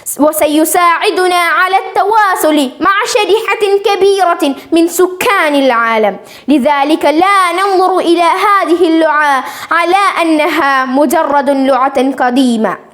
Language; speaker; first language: Arabic; non-native, learner; Malayalam